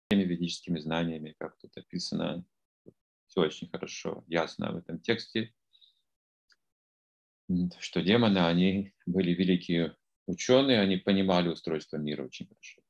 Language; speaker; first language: Russian; native; Russian